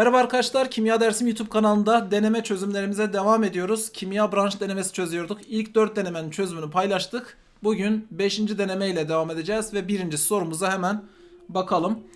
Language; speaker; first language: Turkish; native; Turkish